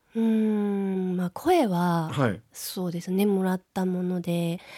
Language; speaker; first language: Japanese; native; Japanese